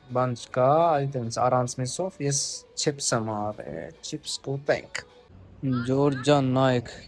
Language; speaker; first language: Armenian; non-native, learner; Hindi